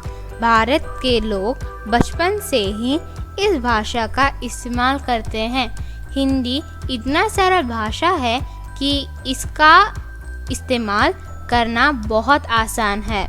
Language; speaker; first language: Hindi; non-native, local second language; Malayalam